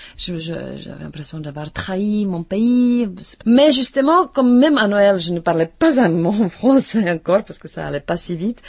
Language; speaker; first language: French; non-native, fluent; Czech